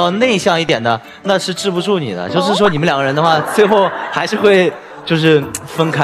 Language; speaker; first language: Chinese; native; Chinese